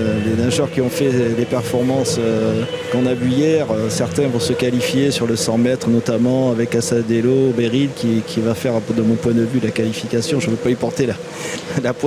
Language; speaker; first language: French; native; French